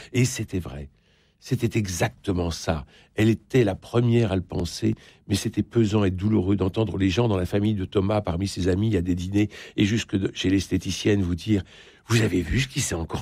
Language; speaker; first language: French; native; French